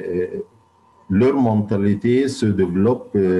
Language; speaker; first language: French; non-native, fluent; Arabic